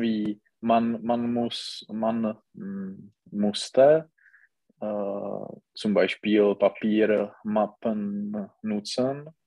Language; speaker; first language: German; non-native, learner; Czech